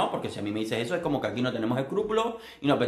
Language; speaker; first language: Spanish; native; Spanish